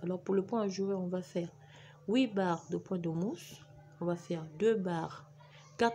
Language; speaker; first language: French; native; French